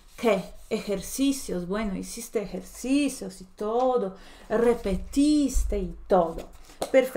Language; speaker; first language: Spanish; non-native, fluent; Polish